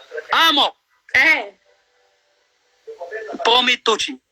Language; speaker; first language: Italian; non-native, learner; Arabic